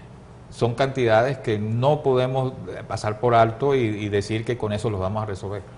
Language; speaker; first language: Spanish; native; Spanish